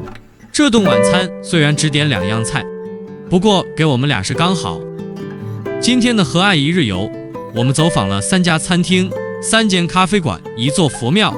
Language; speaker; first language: Chinese; native; Chinese